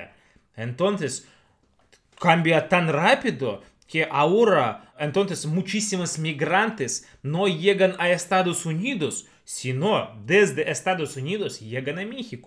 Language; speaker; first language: Spanish; non-native, fluent; Russian